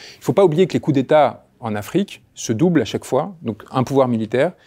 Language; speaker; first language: French; early bilingual, other home language; Spanish